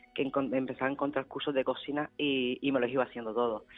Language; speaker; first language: Spanish; native; Spanish